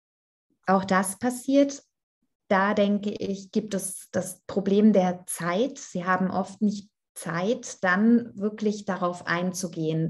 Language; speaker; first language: German; non-native, fluent; Italian